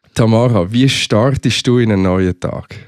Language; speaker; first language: German; native; German